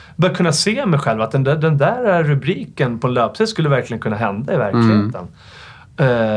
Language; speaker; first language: Swedish; native; Swedish